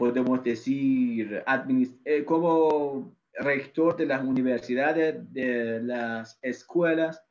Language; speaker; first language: Spanish; non-native, fluent; Persian